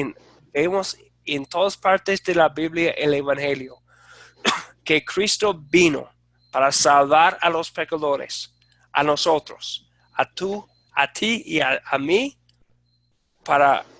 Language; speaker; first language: Spanish; non-native, fluent; English